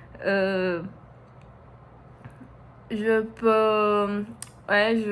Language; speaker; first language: French; non-native, learner; Portuguese